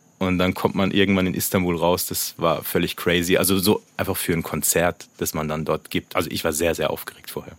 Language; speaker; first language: German; native; German